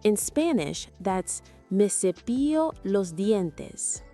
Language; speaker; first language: Spanish; non-native, fluent; English